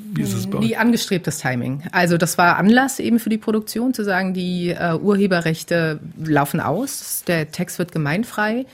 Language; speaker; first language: German; native; German